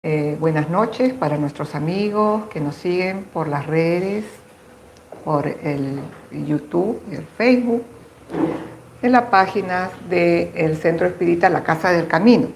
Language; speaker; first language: Spanish; native; Spanish